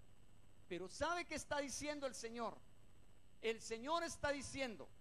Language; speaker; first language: Spanish; native; Spanish